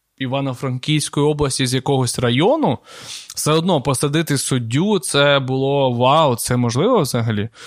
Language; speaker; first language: Ukrainian; non-native, local second language; Russian